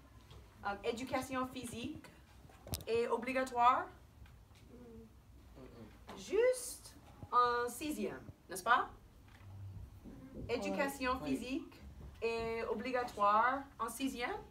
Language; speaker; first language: French; non-native, fluent; English